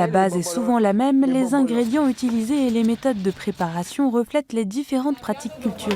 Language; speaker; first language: French; native; French